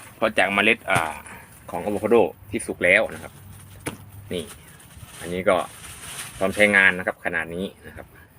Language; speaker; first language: Thai; non-native, local second language; Northeastern Thai